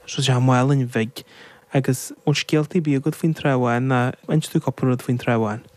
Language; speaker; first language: Irish; native; Irish